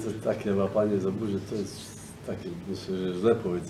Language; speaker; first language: Polish; non-native, fluent; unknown